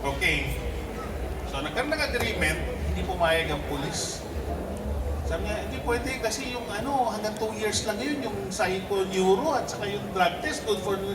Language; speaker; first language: Filipino; non-native, local second language; Iloko